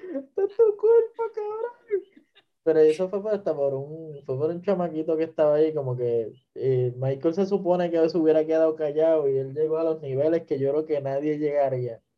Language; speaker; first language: Spanish; native; Spanish